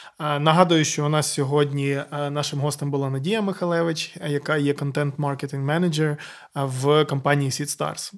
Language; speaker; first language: Ukrainian; native; Ukrainian